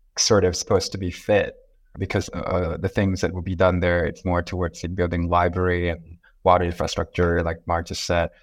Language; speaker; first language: English; non-native, fluent; Thai